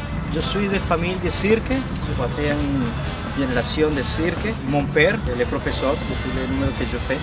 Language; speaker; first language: French; non-native, fluent; Spanish